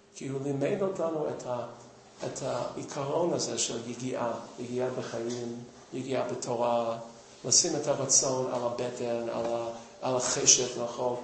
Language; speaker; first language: Hebrew; non-native, fluent; English